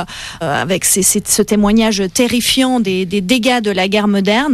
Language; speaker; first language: French; native; French